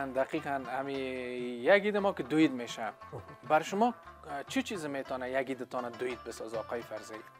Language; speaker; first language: Persian; native; Persian